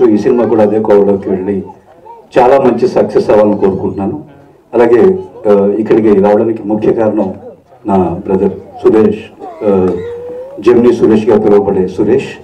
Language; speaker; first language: Telugu; native; Telugu